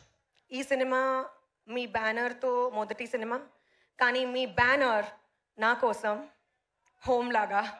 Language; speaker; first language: Telugu; non-native, learner; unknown